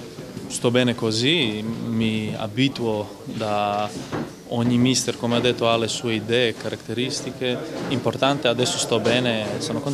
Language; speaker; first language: Italian; non-native, fluent; Croatian